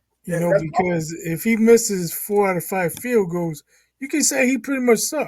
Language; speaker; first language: English; native; English